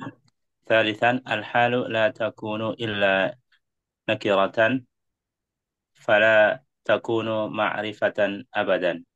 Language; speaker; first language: Arabic; non-native, fluent; Indonesian